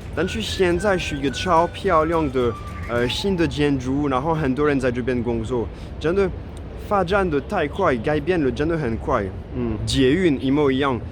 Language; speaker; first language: Chinese; non-native, fluent; French